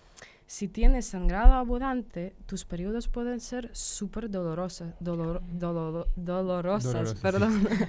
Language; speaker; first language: Spanish; non-native, fluent; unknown